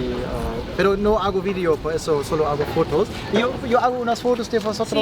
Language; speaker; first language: Spanish; non-native, learner; German